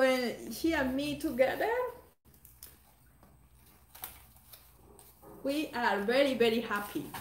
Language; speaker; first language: English; non-native, learner; Spanish